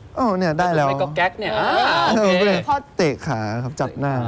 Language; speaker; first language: Thai; native; Thai